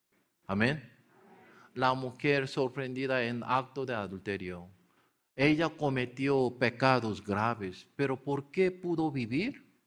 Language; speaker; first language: Spanish; non-native, learner; Korean